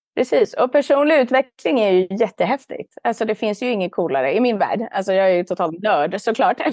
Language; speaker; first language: Swedish; native; Swedish